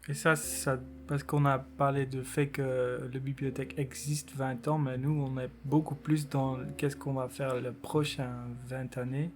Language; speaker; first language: French; non-native, local second language; Dutch